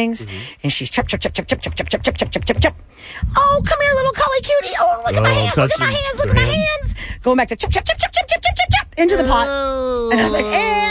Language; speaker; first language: English; native; English